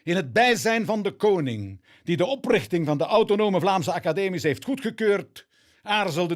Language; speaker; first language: Dutch; native; Dutch